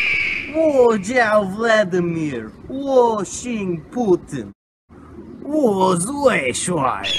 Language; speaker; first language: Chinese; non-native, learner; English